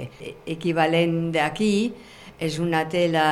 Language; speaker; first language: Catalan; non-native, fluent; German